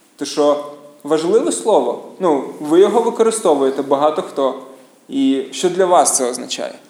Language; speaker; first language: Ukrainian; native; Ukrainian